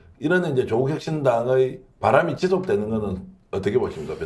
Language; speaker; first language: Korean; native; Korean